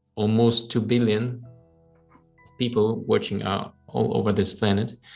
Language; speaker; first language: English; non-native, fluent; German